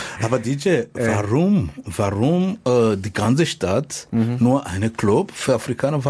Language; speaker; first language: German; non-native, fluent; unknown